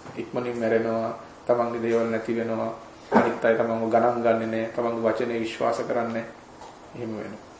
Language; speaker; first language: Sinhala; native; Sinhala